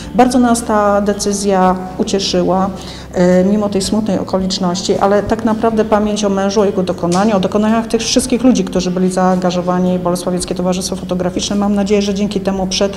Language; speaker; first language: Polish; native; Polish